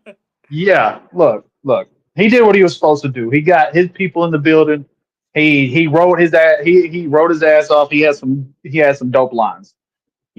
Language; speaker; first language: English; native; English